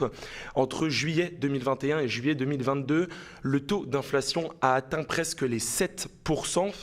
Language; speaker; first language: French; native; French